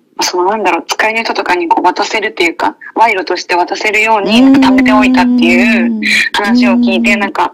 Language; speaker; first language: Japanese; native; Japanese